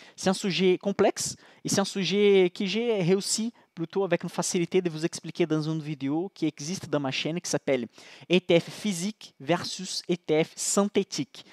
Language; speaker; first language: French; non-native, fluent; Portuguese